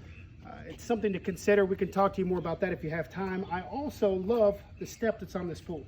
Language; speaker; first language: English; native; English